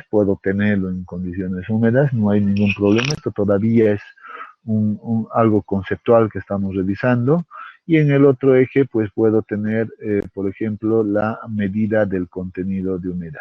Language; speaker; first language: Spanish; native; Spanish